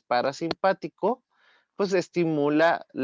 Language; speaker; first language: Spanish; native; Spanish